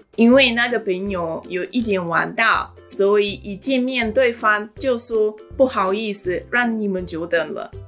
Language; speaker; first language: Chinese; non-native, fluent; Russian